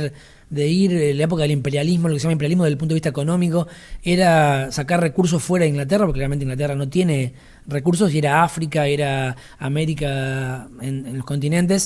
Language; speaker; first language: Spanish; native; Spanish